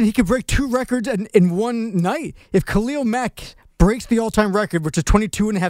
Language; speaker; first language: English; native; English